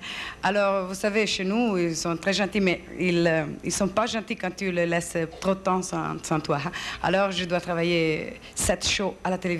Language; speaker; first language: French; non-native, fluent; Italian